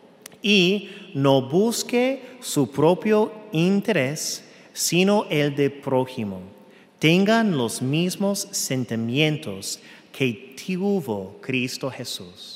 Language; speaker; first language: Spanish; non-native, fluent; English